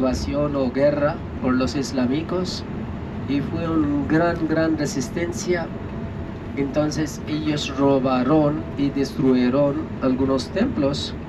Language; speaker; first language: Spanish; non-native, fluent; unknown